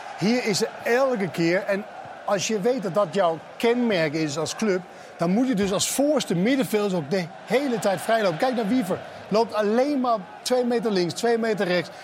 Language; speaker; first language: Dutch; non-native, fluent; Danish